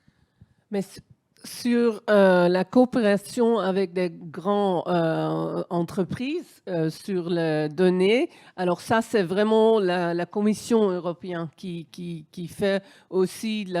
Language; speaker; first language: French; non-native, fluent; Dutch